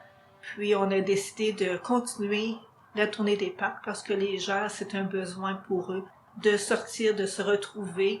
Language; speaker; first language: French; native; French